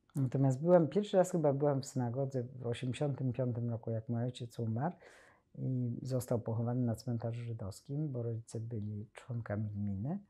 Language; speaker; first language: Polish; native; Polish